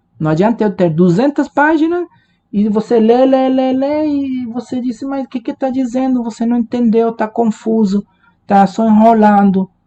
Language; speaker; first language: Portuguese; non-native, fluent; Spanish